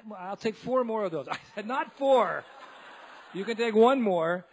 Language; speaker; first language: English; native; English